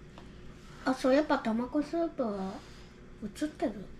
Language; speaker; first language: Japanese; early bilingual, other home language; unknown